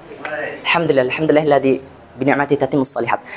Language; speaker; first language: Arabic; non-native, learner; Indonesian